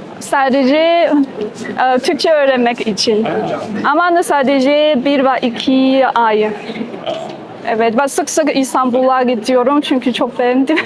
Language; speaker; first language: Turkish; non-native, learner; Chinese